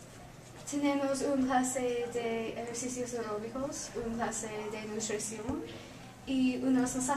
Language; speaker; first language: Spanish; non-native, learner; English